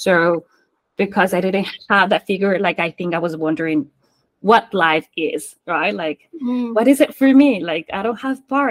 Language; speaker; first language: English; non-native, fluent; Spanish